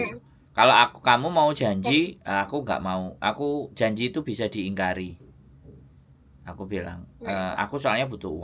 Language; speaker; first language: Indonesian; non-native, local second language; Javanese